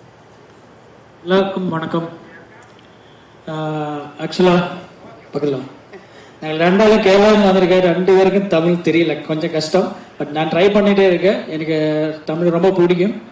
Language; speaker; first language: Tamil; non-native, learner; Malayalam